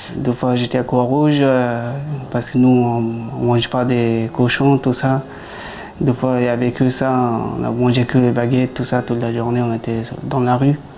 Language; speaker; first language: French; non-native, learner; Persian